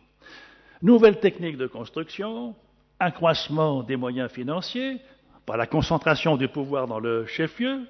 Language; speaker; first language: French; native; French